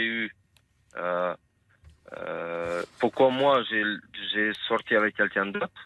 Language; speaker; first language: French; non-native, fluent; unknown